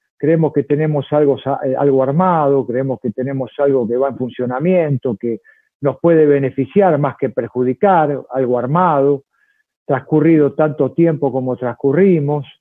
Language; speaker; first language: Spanish; native; Spanish